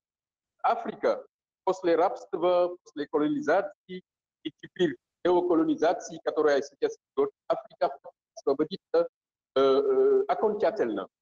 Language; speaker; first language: Russian; non-native, fluent; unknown